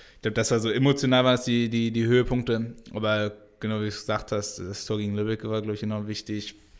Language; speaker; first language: German; native; German